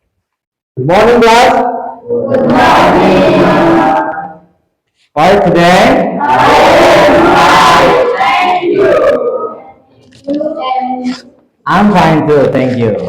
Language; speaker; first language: English; non-native, learner; Indonesian